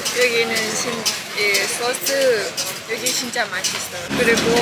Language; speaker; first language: Korean; non-native, learner; Thai